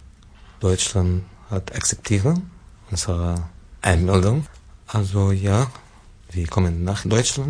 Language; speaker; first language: German; non-native, learner; Arabic